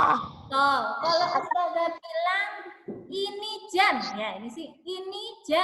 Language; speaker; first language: Indonesian; native; Indonesian